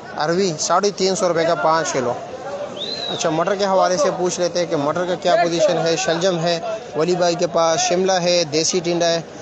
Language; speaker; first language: Urdu; non-native, local second language; Pashto